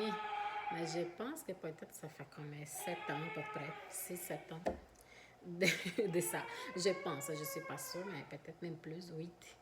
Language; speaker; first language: French; non-native, fluent; Portuguese